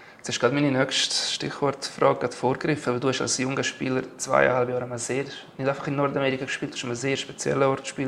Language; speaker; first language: German; native; German